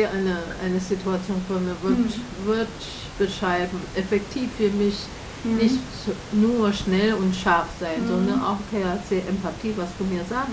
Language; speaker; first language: German; non-native, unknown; Chinese